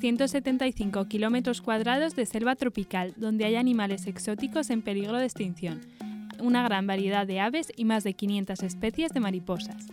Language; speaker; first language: Spanish; native; Spanish